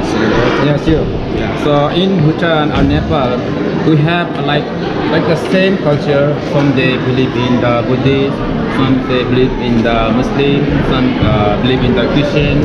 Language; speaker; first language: English; non-native, learner; Nepali